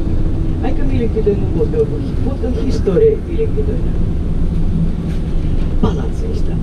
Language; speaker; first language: Finnish; non-native, fluent; Russian